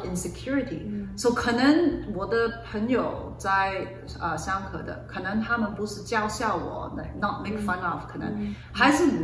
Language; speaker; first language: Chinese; early bilingual, other home language; Cantonese